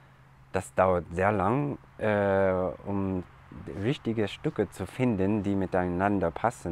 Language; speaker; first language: German; non-native, fluent; English